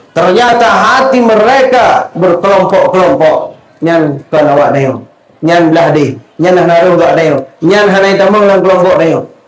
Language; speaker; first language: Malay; non-native, local second language; Achinese